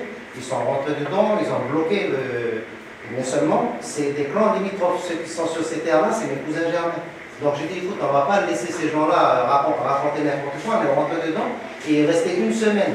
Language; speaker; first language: French; native; French